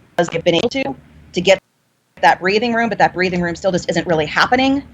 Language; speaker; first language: English; native; English